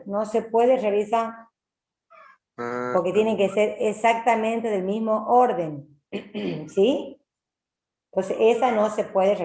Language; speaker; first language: Spanish; native; Spanish